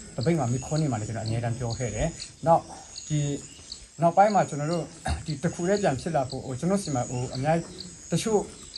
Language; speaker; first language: Burmese; non-native, local second language; Hakha Chin